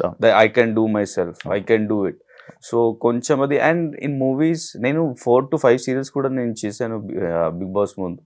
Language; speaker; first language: Telugu; non-native, learner; Hindi